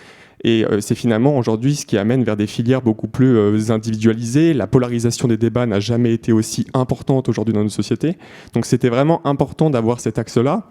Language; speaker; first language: French; native; French